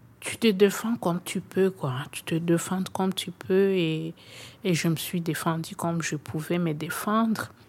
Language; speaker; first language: French; non-native, local second language; Swahili